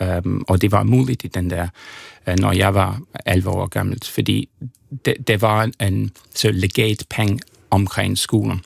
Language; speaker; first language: Danish; non-native, fluent; English